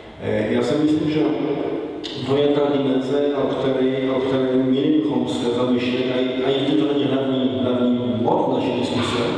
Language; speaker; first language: Czech; non-native, fluent; Polish